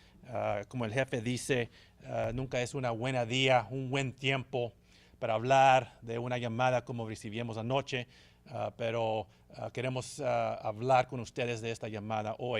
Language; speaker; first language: Spanish; early bilingual, heritage; Spanish